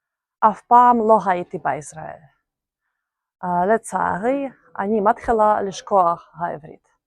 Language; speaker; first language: Hebrew; non-native, learner; Russian